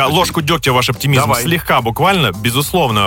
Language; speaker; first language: Russian; native; Russian